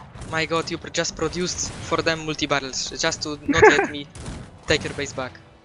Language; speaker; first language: English; non-native, fluent; Polish